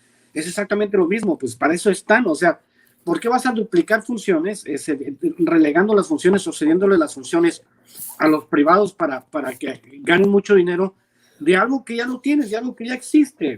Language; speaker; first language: Spanish; native; Spanish